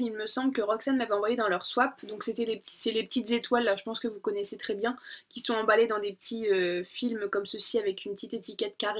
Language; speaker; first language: French; native; French